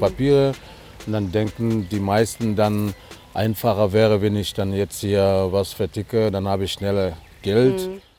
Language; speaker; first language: German; non-native, fluent; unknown